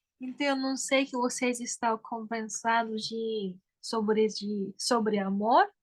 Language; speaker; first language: Portuguese; early bilingual, heritage; Portuguese